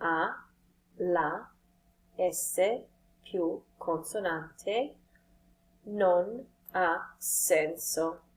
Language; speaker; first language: Italian; non-native, fluent; English